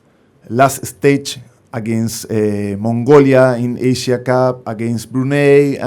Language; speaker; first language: English; non-native, learner; Spanish